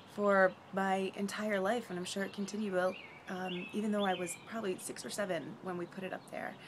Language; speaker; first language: English; native; English